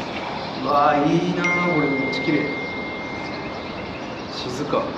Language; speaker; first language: Japanese; native; Japanese